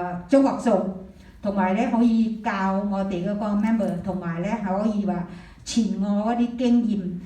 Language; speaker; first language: Cantonese; non-native, fluent; Thai